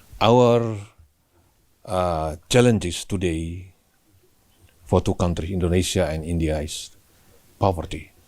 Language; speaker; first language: English; non-native, learner; Indonesian